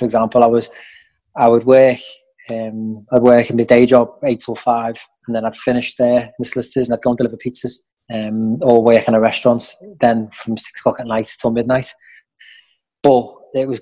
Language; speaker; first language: English; native; English